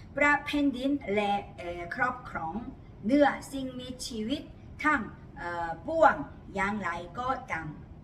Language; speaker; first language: Thai; non-native, learner; Korean